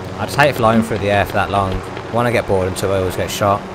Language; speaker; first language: English; native; English